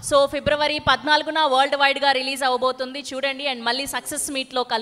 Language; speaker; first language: Telugu; native; Telugu